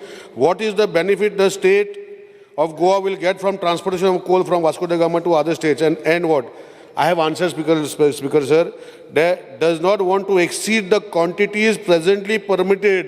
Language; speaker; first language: English; non-native, local second language; Konkani